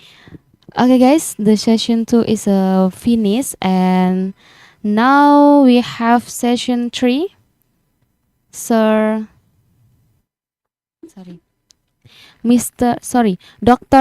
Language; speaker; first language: English; non-native, learner; Indonesian